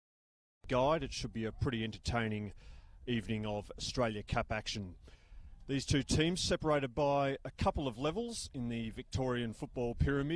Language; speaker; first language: English; native; English